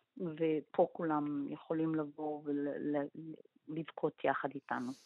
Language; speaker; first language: Hebrew; native; Hebrew